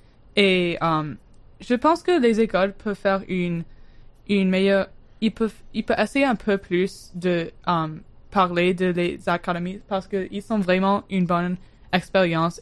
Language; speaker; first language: French; non-native, learner; English